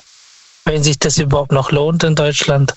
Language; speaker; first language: German; non-native, fluent; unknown